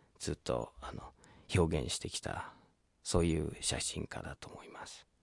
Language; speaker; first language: Japanese; non-native, fluent; English